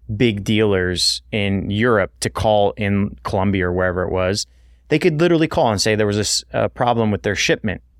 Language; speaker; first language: English; native; English